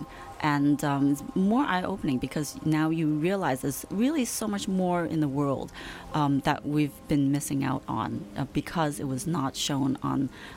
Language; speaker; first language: English; non-native, local second language; Cantonese